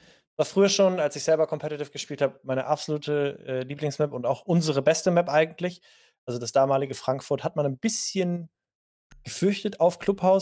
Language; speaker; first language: German; native; German